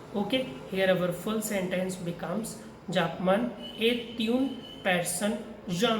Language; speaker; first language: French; non-native, learner; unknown